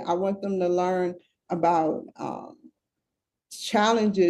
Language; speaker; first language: English; native; English